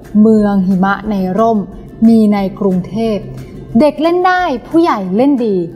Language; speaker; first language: Thai; native; Thai